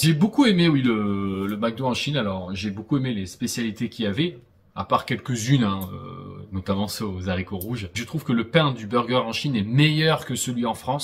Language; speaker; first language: French; native; French